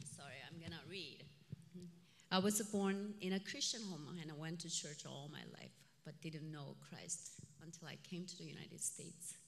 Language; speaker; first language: English; non-native, fluent; Korean